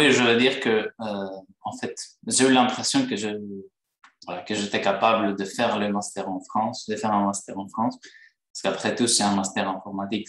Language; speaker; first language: French; non-native, fluent; Greek